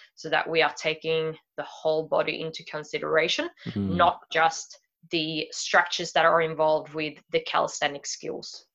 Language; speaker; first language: English; non-native, fluent; Swedish